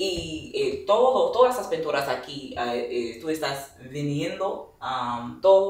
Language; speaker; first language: Spanish; non-native, fluent; English